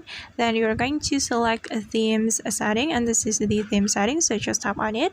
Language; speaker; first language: English; non-native, fluent; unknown